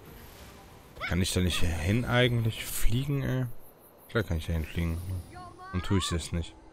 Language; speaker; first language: German; native; German